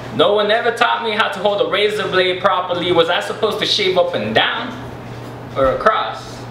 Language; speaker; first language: English; native; English